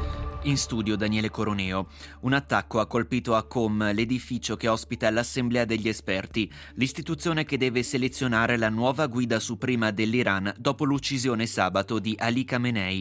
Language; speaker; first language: Italian; native; Italian